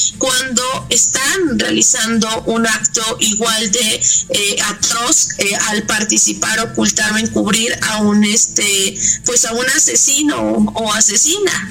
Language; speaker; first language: Spanish; native; Spanish